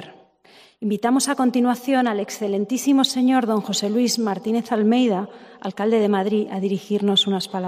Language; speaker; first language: Spanish; native; Spanish